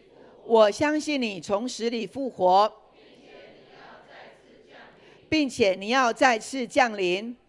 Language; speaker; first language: Chinese; native; Chinese